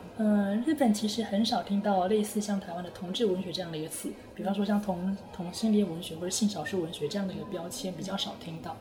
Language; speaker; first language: Chinese; native; Chinese